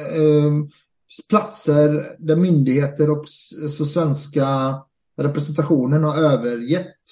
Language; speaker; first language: Swedish; early bilingual, other home language; Arabic